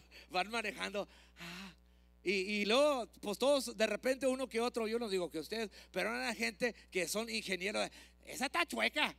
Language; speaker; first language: Spanish; early bilingual, heritage; Spanish